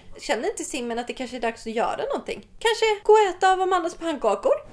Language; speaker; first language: Swedish; native; Swedish